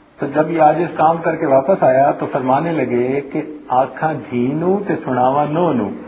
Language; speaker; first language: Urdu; non-native, local second language; Punjabi